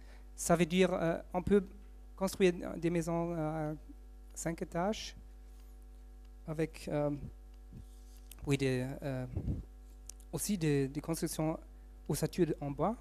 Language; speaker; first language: French; non-native, fluent; German